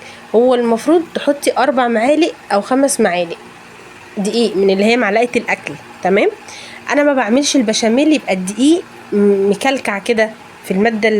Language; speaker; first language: Arabic; native; Arabic